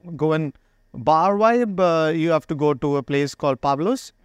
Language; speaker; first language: English; non-native, local second language; Malayalam